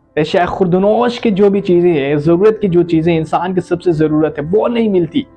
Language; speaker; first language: Urdu; non-native, local second language; Khowar